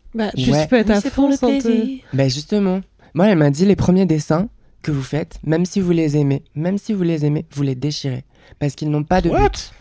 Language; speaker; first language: French; native; French